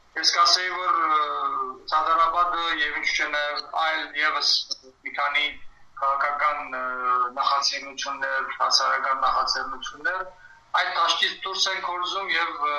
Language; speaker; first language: Armenian; early bilingual, heritage; Armenian